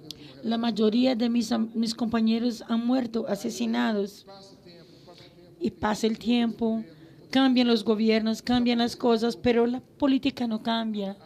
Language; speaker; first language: Spanish; non-native, fluent; Portuguese